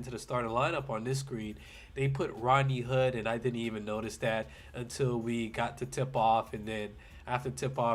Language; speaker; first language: English; native; English